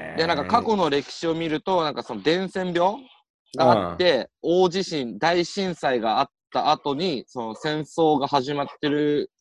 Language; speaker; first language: Japanese; native; Japanese